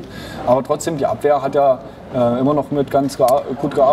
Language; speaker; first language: German; native; German